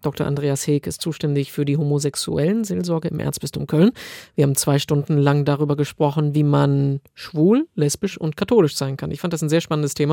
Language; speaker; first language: German; native; German